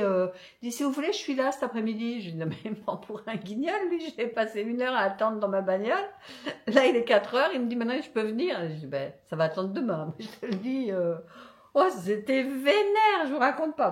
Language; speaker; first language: French; native; French